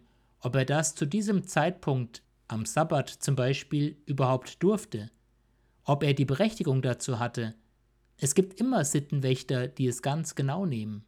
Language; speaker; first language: German; native; German